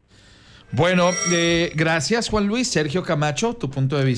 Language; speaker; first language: Spanish; native; Spanish